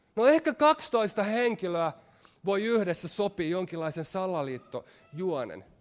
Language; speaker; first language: Finnish; native; Finnish